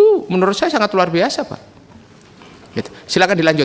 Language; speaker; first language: Indonesian; native; Indonesian